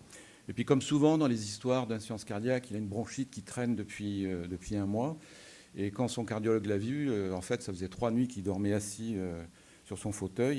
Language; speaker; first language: French; native; French